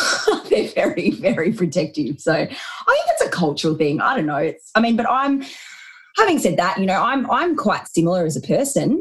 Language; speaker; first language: English; native; English